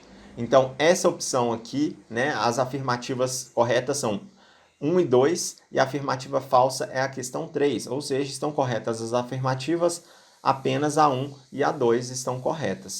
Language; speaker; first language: Portuguese; native; Portuguese